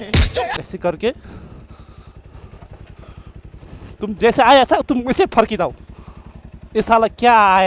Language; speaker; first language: Hindi; non-native, learner; Nepali